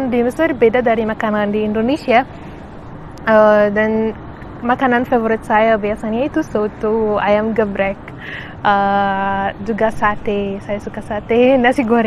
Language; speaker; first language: Indonesian; non-native, fluent; Arabic